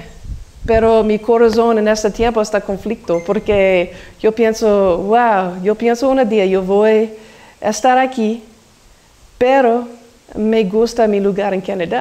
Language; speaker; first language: Spanish; non-native, learner; English